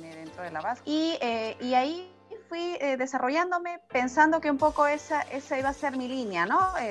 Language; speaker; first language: Spanish; native; Spanish